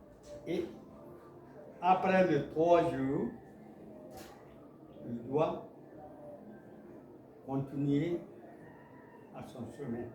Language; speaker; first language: French; non-native, local second language; Mandingo